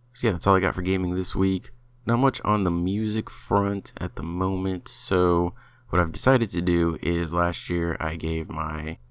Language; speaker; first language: English; native; English